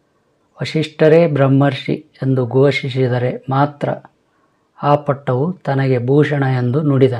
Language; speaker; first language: Kannada; native; Kannada